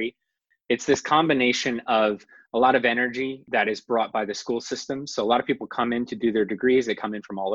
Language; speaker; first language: English; native; English